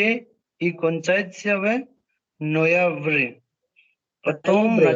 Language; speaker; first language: Russian; non-native, learner; Hindi